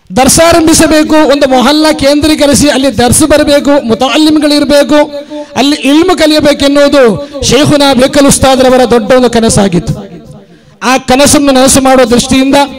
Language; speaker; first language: Kannada; non-native, local second language; Malayalam